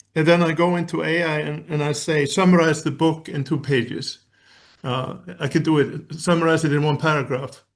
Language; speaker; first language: English; non-native, fluent; Icelandic